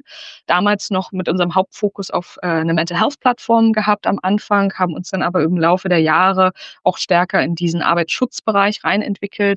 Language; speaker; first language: German; native; German